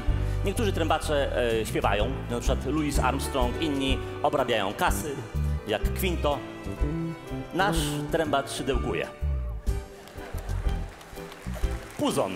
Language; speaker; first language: Polish; native; Polish